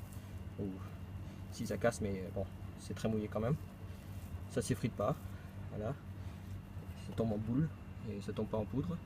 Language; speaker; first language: French; native; French